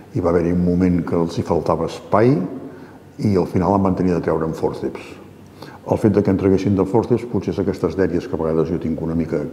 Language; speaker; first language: Catalan; native; Catalan